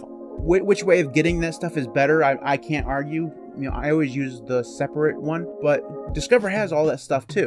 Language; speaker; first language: English; native; English